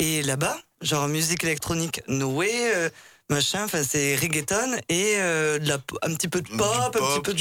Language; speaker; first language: French; native; French